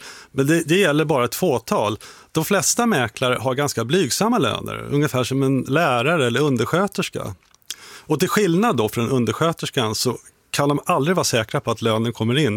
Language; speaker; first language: Swedish; native; Swedish